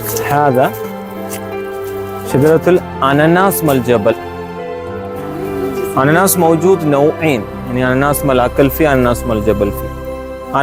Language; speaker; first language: Arabic; non-native, learner; Malayalam